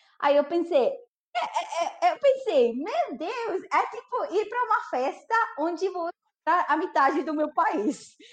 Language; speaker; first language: Portuguese; non-native, fluent; Spanish